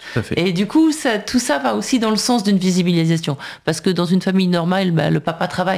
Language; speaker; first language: French; native; French